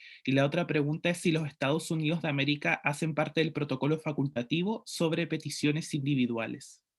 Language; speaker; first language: Spanish; native; Spanish